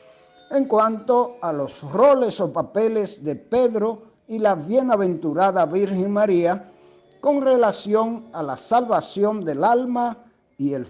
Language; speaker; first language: Spanish; native; Spanish